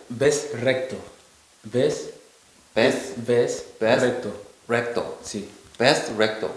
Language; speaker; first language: Spanish; non-native, learner; Korean